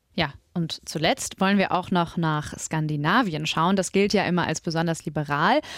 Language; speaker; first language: German; native; German